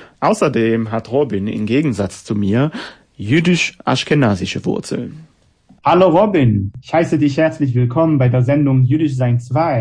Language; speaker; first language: German; non-native, fluent; Hebrew